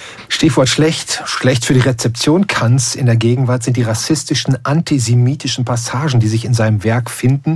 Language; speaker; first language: German; native; German